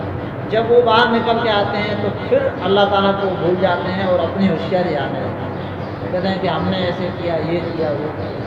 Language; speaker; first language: Urdu; native; Urdu